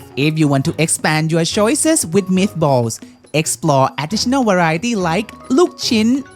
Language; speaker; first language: English; non-native, fluent; Thai